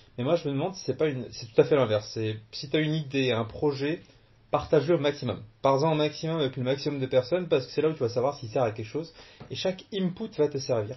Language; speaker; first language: French; early bilingual, other home language; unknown